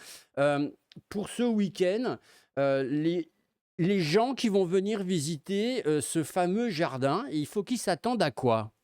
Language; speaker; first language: French; native; French